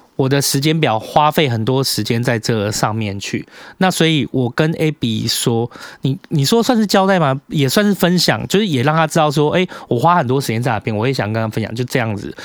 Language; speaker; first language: Chinese; native; Chinese